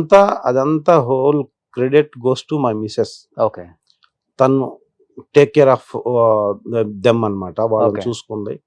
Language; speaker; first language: Telugu; native; Telugu